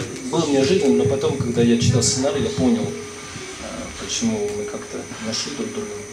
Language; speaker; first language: Russian; non-native, fluent; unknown